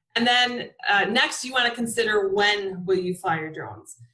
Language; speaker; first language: English; native; English